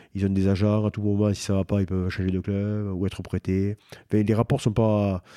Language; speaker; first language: French; native; French